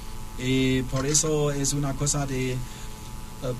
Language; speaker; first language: Spanish; non-native, learner; German